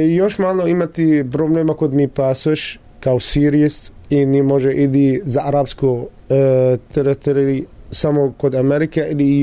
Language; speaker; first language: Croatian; non-native, learner; Arabic